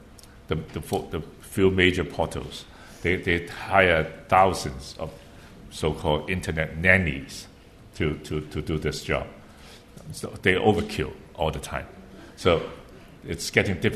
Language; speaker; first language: English; non-native, local second language; Cantonese